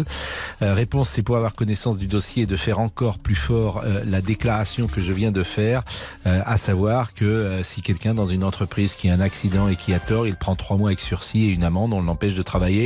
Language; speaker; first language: French; native; French